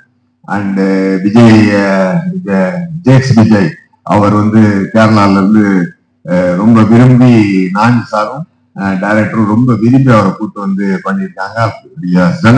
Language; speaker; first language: Tamil; native; Tamil